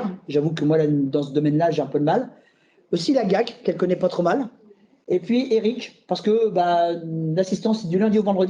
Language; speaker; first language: French; native; French